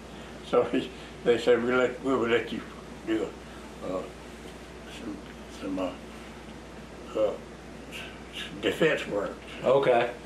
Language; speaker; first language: English; native; English